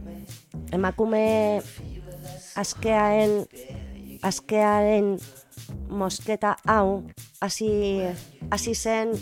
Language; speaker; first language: Basque; non-native, local second language; Spanish